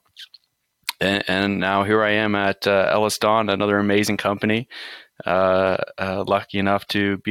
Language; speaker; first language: English; native; English